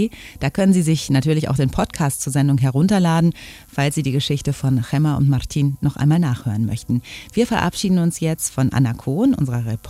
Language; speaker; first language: German; native; German